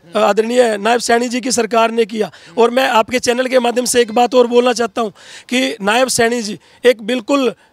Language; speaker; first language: Hindi; native; Hindi